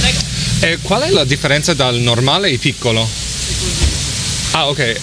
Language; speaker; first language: Italian; non-native, learner; English